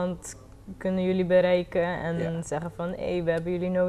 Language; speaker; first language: Dutch; non-native, local second language; Papiamento